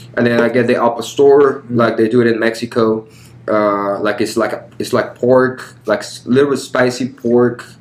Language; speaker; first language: English; early bilingual, other home language; Spanish